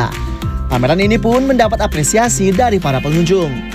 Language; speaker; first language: Indonesian; native; Indonesian